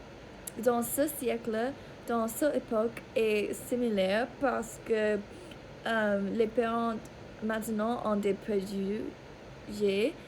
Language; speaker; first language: French; non-native, learner; English